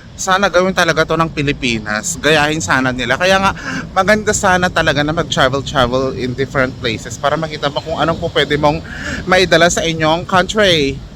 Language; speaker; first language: Filipino; native; Filipino